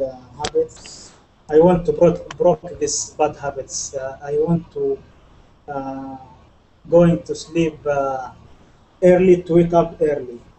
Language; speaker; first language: English; non-native, learner; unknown